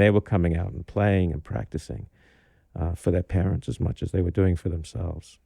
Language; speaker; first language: English; native; English